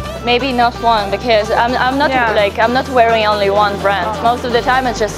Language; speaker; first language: English; non-native, fluent; Russian